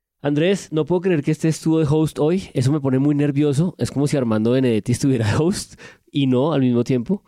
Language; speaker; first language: Spanish; native; Spanish